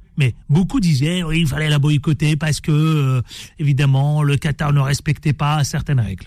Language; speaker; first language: French; native; French